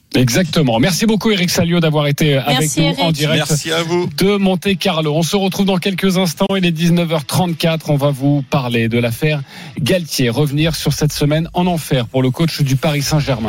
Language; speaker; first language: French; native; French